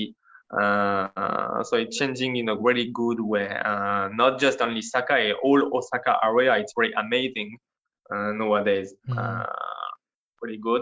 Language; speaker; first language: English; non-native, learner; French